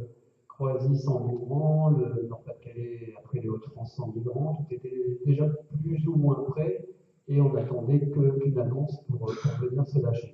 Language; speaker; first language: French; native; French